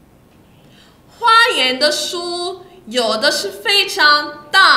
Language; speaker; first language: Chinese; non-native, fluent; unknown